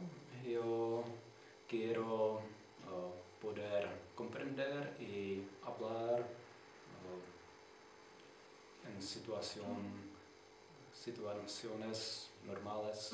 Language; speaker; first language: Spanish; non-native, learner; Czech